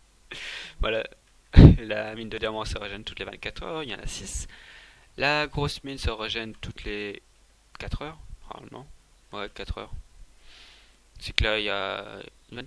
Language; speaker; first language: French; native; French